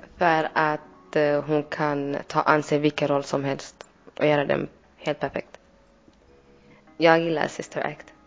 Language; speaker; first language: Swedish; early bilingual, other home language; Somali